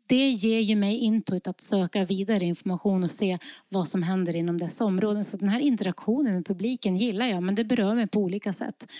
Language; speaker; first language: Swedish; early bilingual, other home language; Norwegian